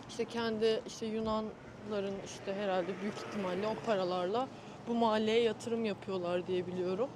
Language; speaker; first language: Turkish; native; Turkish